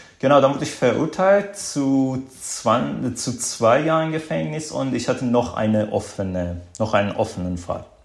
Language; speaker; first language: German; non-native, fluent; Azerbaijani